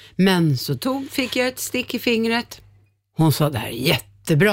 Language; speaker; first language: Swedish; native; Swedish